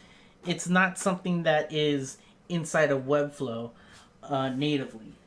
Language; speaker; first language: English; native; English